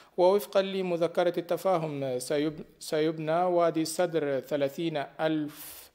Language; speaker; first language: Arabic; non-native, fluent; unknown